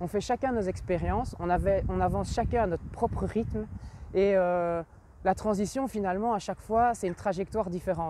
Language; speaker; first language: French; native; French